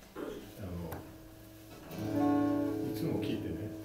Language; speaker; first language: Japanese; non-native, fluent; English